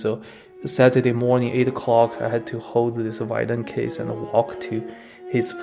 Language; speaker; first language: English; non-native, fluent; Chinese